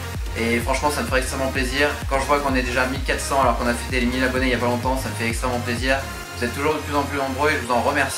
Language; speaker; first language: French; native; French